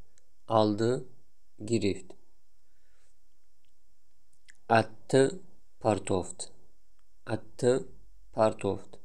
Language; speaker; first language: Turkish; non-native, learner; Tajik